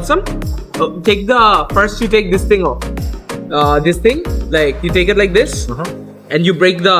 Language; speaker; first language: English; non-native, local second language; Bangla